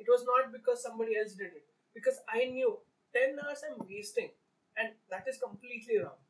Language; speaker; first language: English; non-native, local second language; Marathi